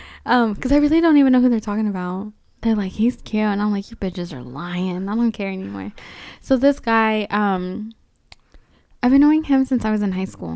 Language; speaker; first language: English; early bilingual, other home language; Spanish